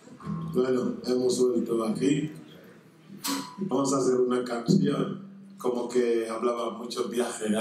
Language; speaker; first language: Spanish; non-native, fluent; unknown